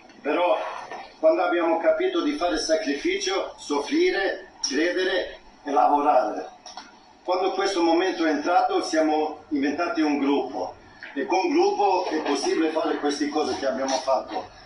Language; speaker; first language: Italian; non-native, fluent; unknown